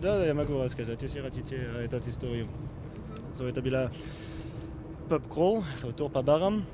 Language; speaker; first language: Russian; non-native, learner; French